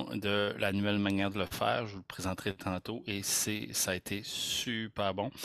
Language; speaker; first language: French; native; French